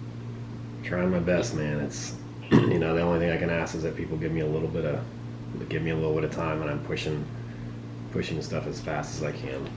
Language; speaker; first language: English; native; English